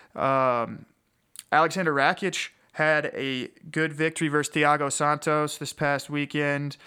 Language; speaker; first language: English; native; English